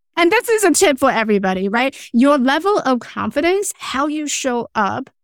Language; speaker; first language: English; non-native, fluent; Chinese